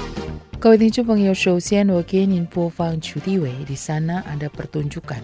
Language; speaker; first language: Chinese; non-native, fluent; Indonesian